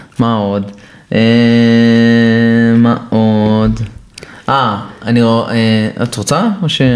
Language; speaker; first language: Hebrew; native; Hebrew